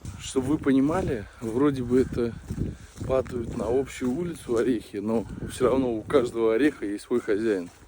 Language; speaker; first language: Russian; native; Russian